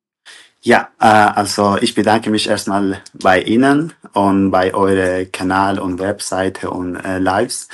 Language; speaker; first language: German; non-native, fluent; Kurdish